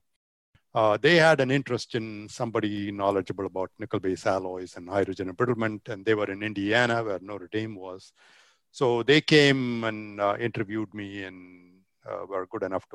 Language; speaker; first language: English; non-native, local second language; Tamil